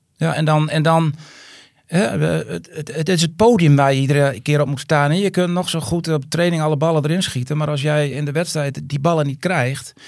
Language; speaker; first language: Dutch; native; Dutch